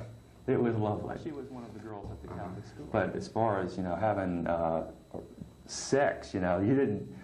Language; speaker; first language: English; native; English